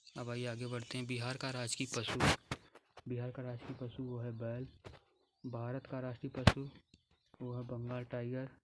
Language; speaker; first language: Hindi; native; Hindi